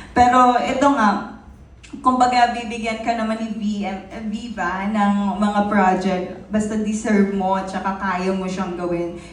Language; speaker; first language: Filipino; non-native, local second language; Pampanga